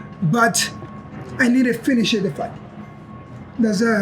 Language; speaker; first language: English; non-native, learner; Spanish